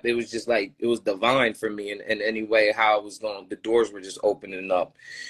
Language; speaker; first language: English; native; English